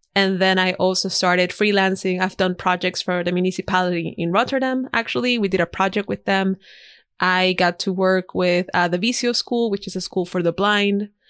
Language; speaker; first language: English; non-native, fluent; Spanish